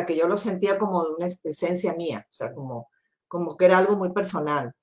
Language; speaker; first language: Spanish; native; Spanish